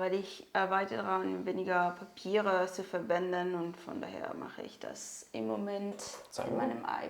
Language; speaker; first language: German; non-native, learner; Spanish